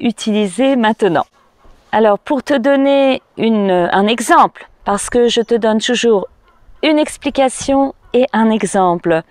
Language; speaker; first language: French; native; French